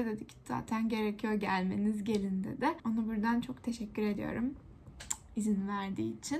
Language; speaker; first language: Turkish; native; Turkish